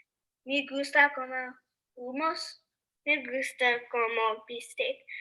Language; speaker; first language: Spanish; non-native, learner; English